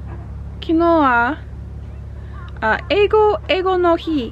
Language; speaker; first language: Japanese; non-native, learner; English